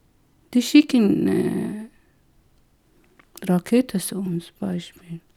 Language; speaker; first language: German; non-native, learner; Persian